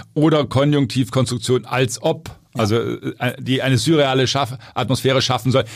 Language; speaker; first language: German; native; German